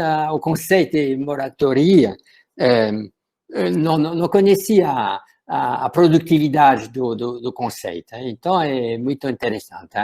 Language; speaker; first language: Portuguese; non-native, fluent; French